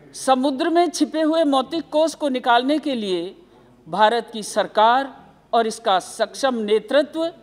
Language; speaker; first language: Hindi; native; Hindi